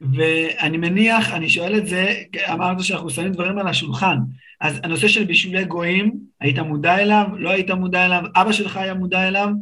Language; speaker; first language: Hebrew; native; Hebrew